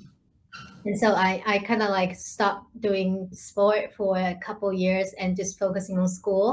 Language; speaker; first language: English; non-native, fluent; Chinese